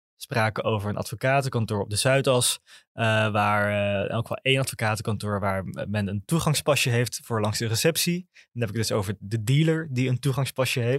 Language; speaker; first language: Dutch; native; Dutch